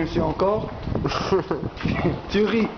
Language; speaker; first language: French; non-native, local second language; Arabic